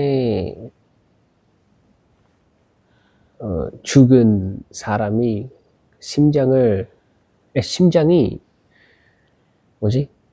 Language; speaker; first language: Korean; non-native, learner; Indonesian